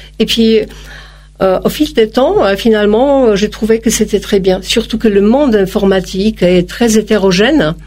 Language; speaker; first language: French; non-native, fluent; Polish